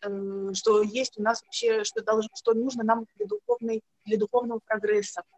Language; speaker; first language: Russian; native; Russian